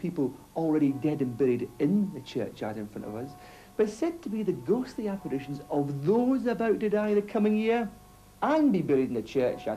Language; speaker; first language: English; native; English